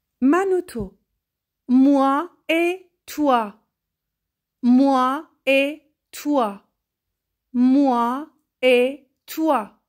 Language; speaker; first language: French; non-native, fluent; Persian